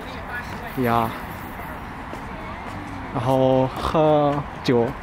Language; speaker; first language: Chinese; non-native, learner; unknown